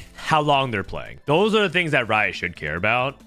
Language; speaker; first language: English; native; English